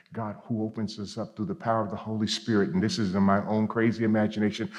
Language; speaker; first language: English; native; English